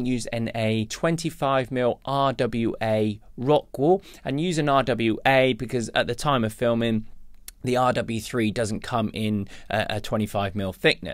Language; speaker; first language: English; native; English